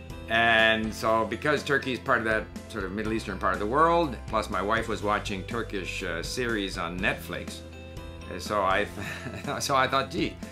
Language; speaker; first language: English; native; English